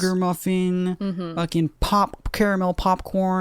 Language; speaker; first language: English; native; English